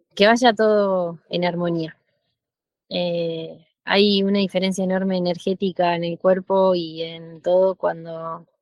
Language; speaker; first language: Spanish; native; Spanish